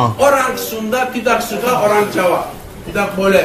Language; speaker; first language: Indonesian; non-native, learner; Turkish